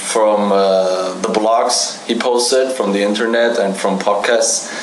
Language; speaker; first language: English; non-native, fluent; German